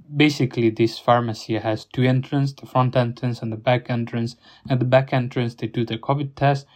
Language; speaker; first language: English; non-native, fluent; Italian